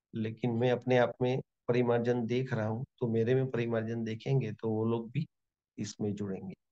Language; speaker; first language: Hindi; non-native, local second language; Gujarati